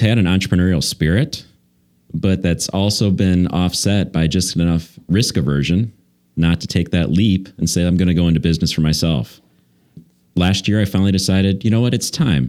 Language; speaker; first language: English; native; English